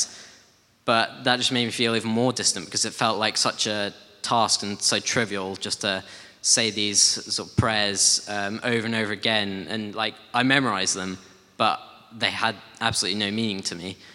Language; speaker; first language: English; native; English